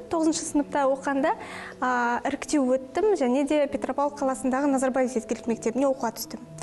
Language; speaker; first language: Kazakh; non-native, local second language; Russian